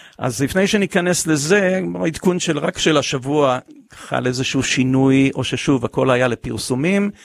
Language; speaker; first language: Hebrew; early bilingual, other home language; English